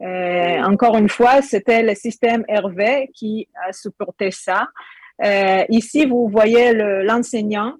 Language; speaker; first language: French; non-native, learner; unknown